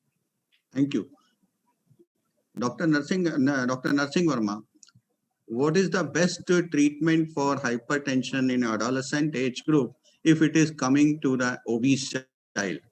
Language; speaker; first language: English; non-native, local second language; Hindi